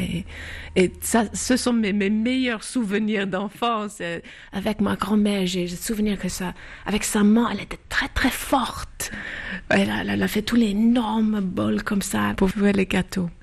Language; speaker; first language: French; non-native, fluent; Icelandic